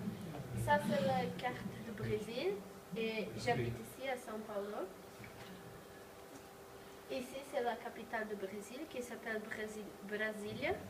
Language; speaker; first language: French; non-native, learner; Portuguese